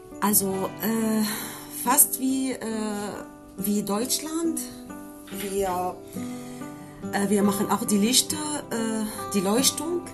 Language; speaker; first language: German; non-native, learner; Arabic